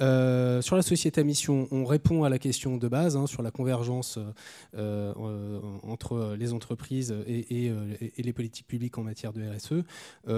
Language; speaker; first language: French; native; French